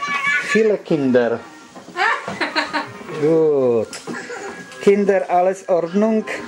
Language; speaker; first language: German; non-native, learner; Slovak